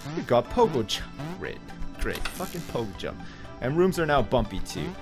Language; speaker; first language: English; native; English